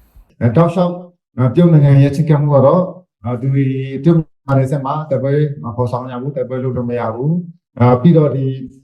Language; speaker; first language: Burmese; non-native, local second language; Shwe Palaung